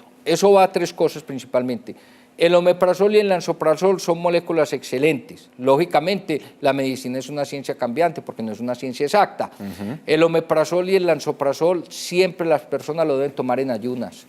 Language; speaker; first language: Spanish; native; Spanish